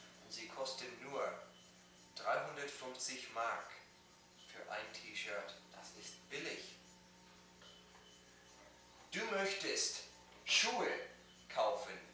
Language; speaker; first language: German; non-native, learner; English